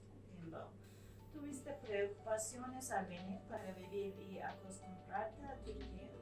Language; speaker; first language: Spanish; non-native, fluent; Turkish